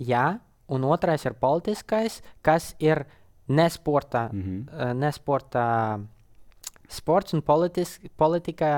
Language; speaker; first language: Latvian; non-native, local second language; Russian